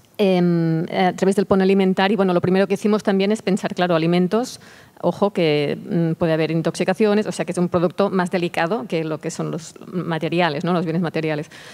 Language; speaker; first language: Spanish; non-native, local second language; Catalan